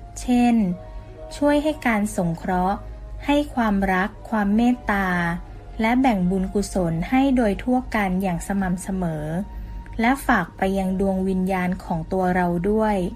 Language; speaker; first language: Thai; native; Thai